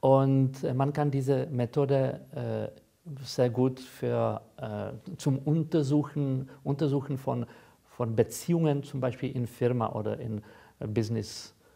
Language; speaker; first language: German; non-native, fluent; Czech